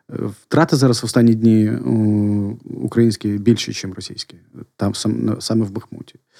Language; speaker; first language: Ukrainian; non-native, local second language; Russian